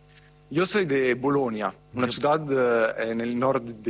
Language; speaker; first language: Spanish; non-native, fluent; Italian